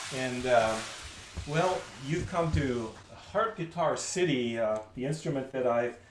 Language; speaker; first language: English; non-native, fluent; French